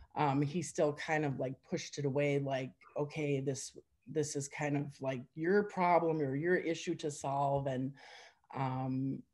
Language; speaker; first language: English; native; English